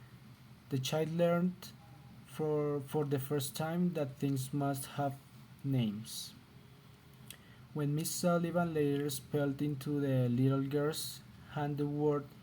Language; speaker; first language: English; non-native, learner; Spanish